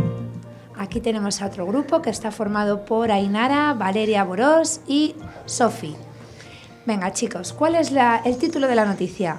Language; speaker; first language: Spanish; native; Spanish